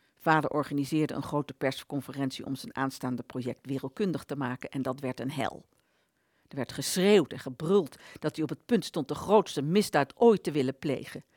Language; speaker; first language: Dutch; native; Dutch